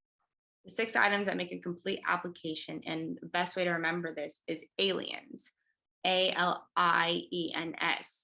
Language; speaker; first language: English; native; English